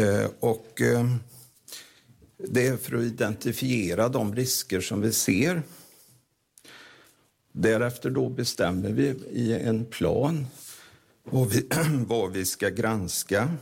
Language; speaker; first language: Swedish; native; Swedish